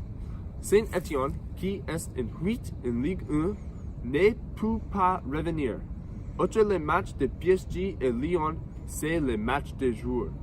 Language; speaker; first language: French; non-native, learner; English